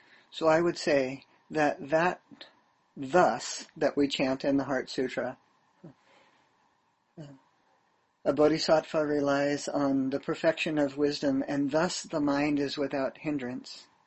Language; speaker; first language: English; native; English